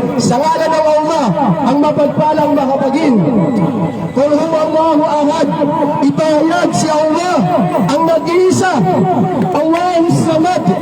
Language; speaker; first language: Filipino; native; Filipino